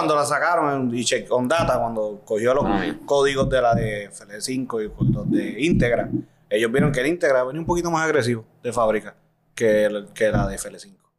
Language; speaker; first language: Spanish; native; Spanish